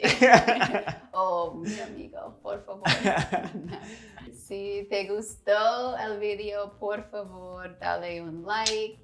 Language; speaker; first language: Spanish; non-native, learner; English